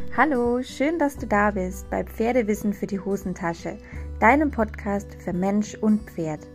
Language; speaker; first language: German; native; German